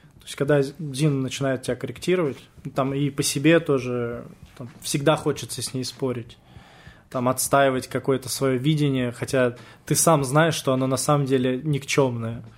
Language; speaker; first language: Russian; native; Russian